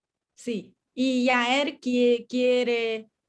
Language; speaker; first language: Spanish; non-native, learner; Chinese